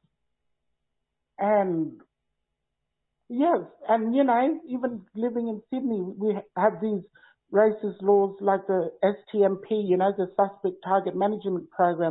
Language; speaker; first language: English; native; English